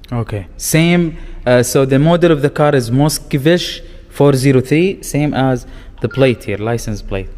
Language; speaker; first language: English; non-native, learner; Arabic